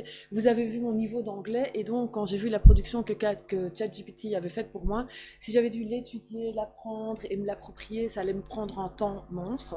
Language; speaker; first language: French; native; French